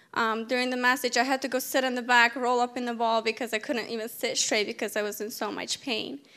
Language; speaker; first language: English; native; English